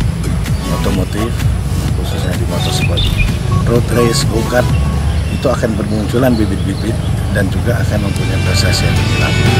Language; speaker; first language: Indonesian; native; Indonesian